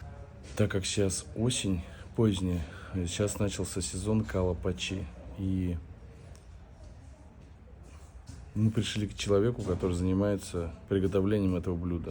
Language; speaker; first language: Russian; native; Russian